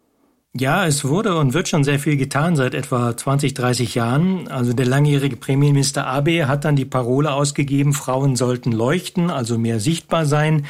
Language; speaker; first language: German; native; German